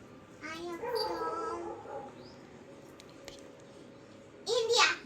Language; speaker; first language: English; non-native, learner; Hindi